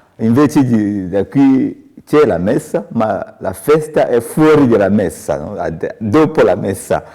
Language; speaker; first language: Italian; non-native, learner; French